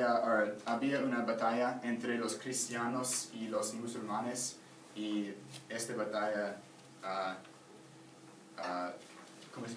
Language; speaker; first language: Spanish; non-native, learner; English